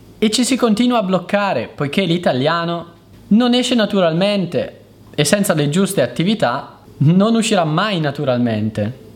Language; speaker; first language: Italian; native; Italian